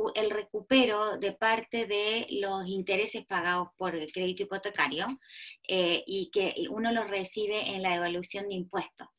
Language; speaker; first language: Spanish; native; Spanish